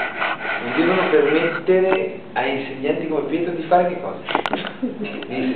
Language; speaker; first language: Italian; non-native, learner; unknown